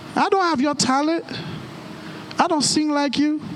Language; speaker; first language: English; non-native, fluent; Haitian Creole